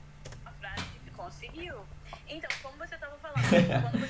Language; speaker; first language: Portuguese; early bilingual, heritage; Portuguese